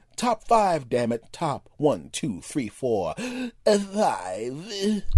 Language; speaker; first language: English; native; English